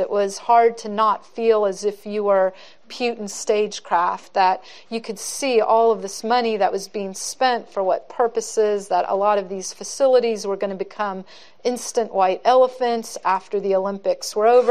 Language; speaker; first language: English; native; English